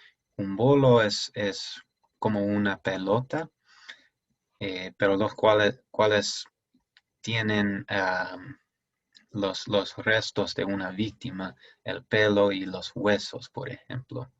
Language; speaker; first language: Spanish; non-native, fluent; English